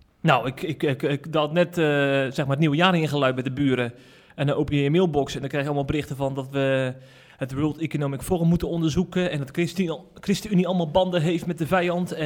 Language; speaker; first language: Dutch; native; Dutch